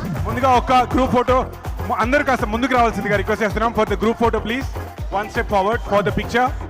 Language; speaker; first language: Telugu; native; Telugu